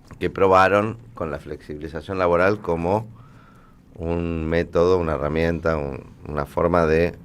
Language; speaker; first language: Spanish; native; Spanish